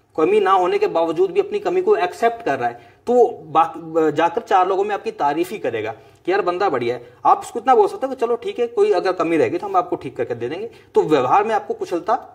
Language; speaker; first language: Hindi; native; Hindi